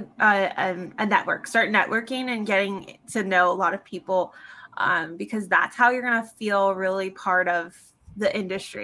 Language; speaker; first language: English; native; English